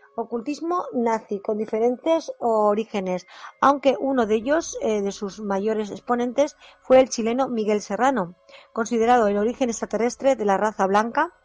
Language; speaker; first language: Spanish; native; Spanish